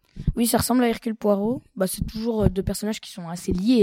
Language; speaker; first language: French; native; French